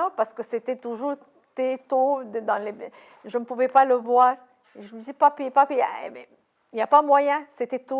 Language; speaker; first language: French; non-native, fluent; Arabic